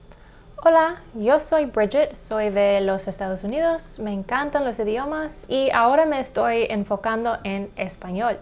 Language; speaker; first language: Spanish; non-native, learner; English